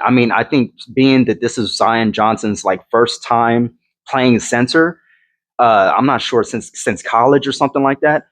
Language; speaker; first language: English; native; English